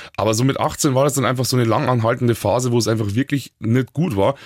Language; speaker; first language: German; native; German